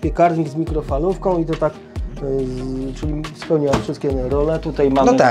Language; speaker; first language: Polish; native; Polish